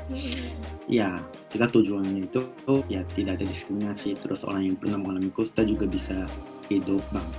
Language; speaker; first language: Indonesian; non-native, fluent; Japanese